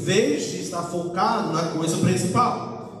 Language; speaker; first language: Portuguese; native; Portuguese